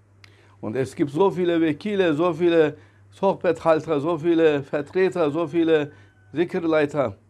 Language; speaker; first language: German; non-native, fluent; Turkish